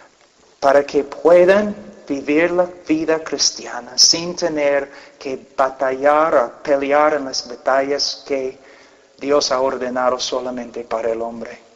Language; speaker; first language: Spanish; non-native, fluent; English